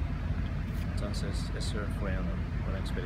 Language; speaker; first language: Spanish; non-native, fluent; English